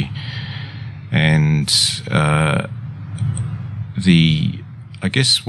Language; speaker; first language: English; native; English